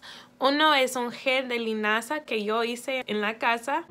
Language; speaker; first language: Spanish; early bilingual, heritage; Spanish